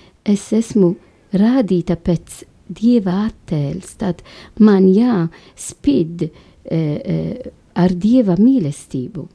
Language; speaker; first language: Latvian; non-native, fluent; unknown